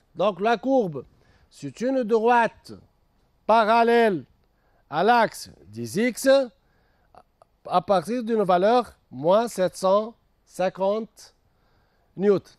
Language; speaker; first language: French; non-native, local second language; Arabic